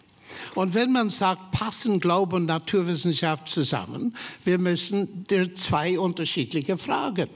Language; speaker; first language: German; non-native, fluent; English